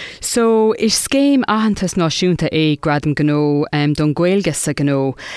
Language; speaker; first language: Irish; non-native, local second language; English